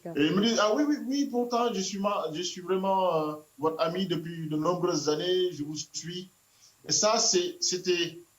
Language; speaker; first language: French; non-native, local second language; Wolof